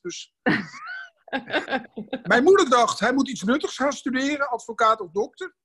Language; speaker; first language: Dutch; native; Dutch